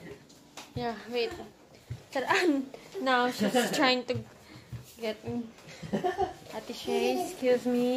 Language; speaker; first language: English; non-native, fluent; Filipino